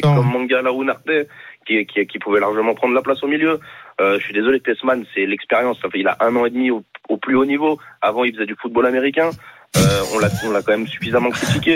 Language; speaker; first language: French; native; French